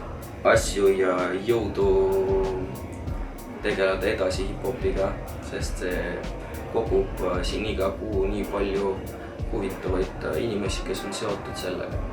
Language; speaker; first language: Estonian; non-native, local second language; Russian